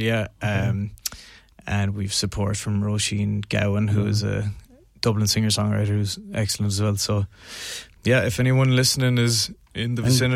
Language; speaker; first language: English; native; English